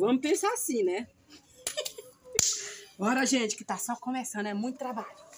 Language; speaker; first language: Portuguese; native; Portuguese